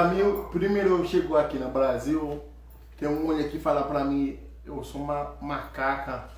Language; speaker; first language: Portuguese; non-native, learner; Haitian Creole